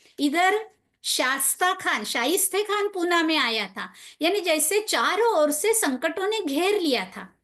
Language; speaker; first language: Hindi; non-native, local second language; Marathi